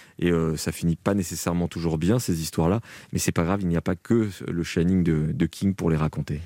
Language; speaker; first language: French; native; French